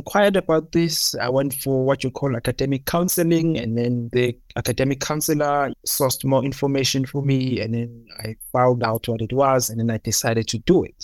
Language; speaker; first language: English; non-native, local second language; Zulu